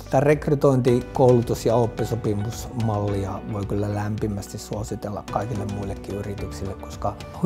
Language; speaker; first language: Finnish; native; Finnish